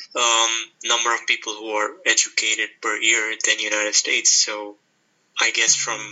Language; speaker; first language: English; non-native, local second language; Hindi